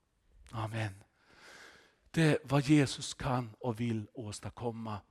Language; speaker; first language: Swedish; non-native, fluent; Finnish